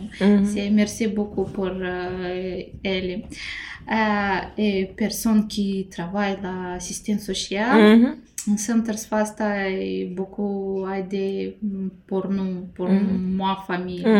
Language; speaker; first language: French; non-native, learner; Romanian